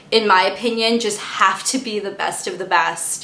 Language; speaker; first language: English; native; English